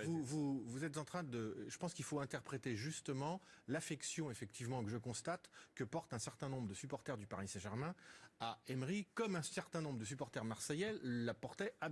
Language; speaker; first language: French; native; French